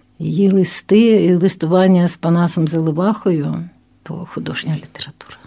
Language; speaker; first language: Ukrainian; non-native, local second language; Russian